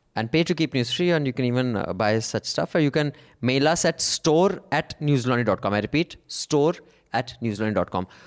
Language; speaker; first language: English; non-native, local second language; Punjabi